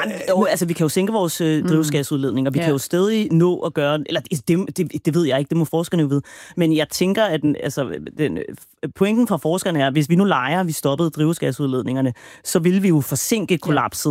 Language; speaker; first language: Danish; native; Danish